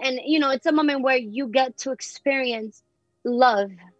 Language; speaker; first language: English; early bilingual, other home language; Spanish